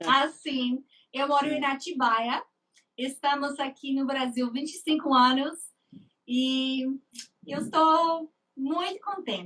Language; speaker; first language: Portuguese; non-native, fluent; English